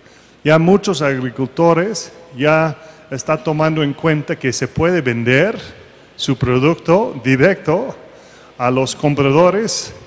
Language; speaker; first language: Spanish; non-native, fluent; English